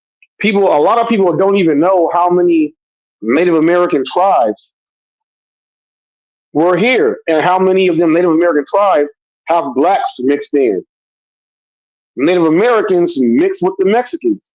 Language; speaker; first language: English; native; English